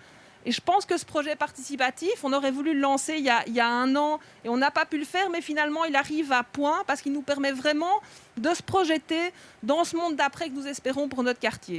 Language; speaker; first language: French; native; French